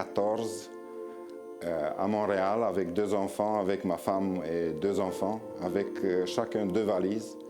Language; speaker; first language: French; non-native, fluent; Romanian